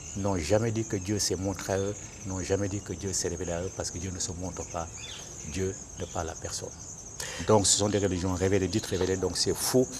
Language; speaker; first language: French; non-native, local second language; Bambara